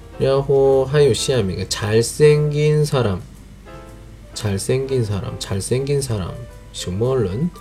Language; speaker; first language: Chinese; non-native, fluent; Korean